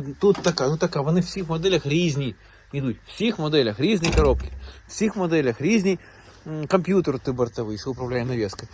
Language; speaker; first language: Ukrainian; native; Ukrainian